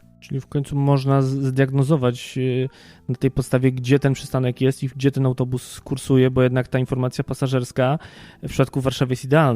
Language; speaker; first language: Polish; native; Polish